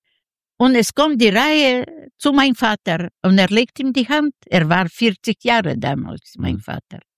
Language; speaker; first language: German; non-native, learner; Russian